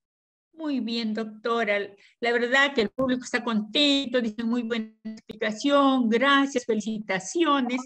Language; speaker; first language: Spanish; native; Spanish